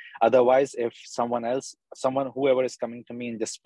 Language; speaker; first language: English; non-native, local second language; Urdu